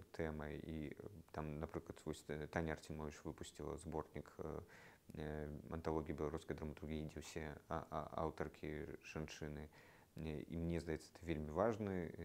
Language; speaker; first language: Belarusian; non-native, local second language; Russian